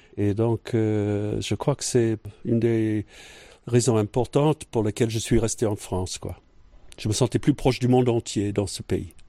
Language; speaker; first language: French; non-native, fluent; English